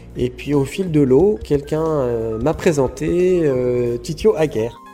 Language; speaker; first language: French; native; French